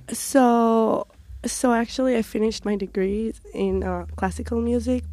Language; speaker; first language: English; non-native, fluent; Hebrew